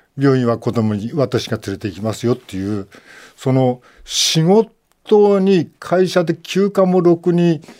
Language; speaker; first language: Japanese; native; Japanese